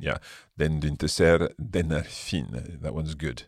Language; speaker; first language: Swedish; non-native, learner; English